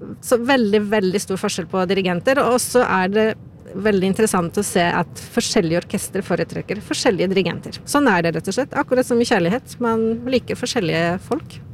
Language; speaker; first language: Norwegian; non-native, fluent; Polish